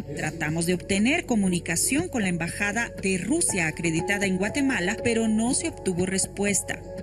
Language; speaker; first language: Spanish; native; Spanish